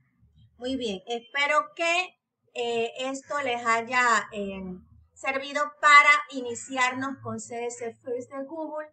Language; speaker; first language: Spanish; native; Spanish